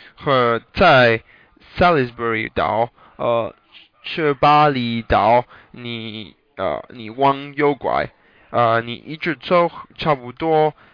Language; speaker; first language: Chinese; non-native, learner; English